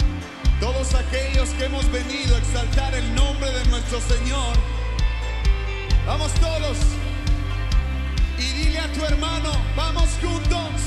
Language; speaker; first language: Spanish; native; Spanish